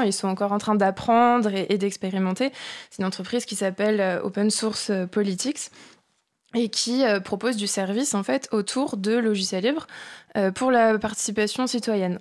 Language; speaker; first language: French; native; French